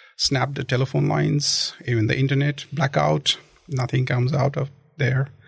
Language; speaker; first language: English; non-native, local second language; Kashmiri